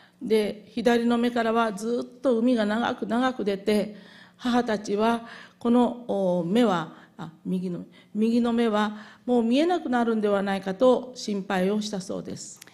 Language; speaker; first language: Japanese; native; Japanese